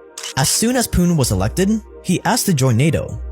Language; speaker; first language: English; native; English